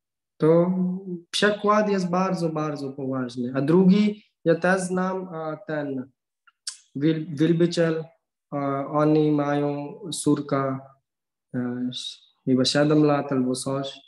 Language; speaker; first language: Polish; non-native, learner; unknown